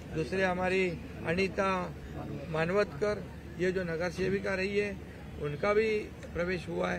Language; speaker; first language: Hindi; non-native, local second language; Marathi